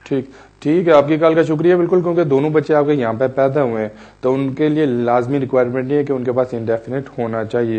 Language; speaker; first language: Urdu; native; Urdu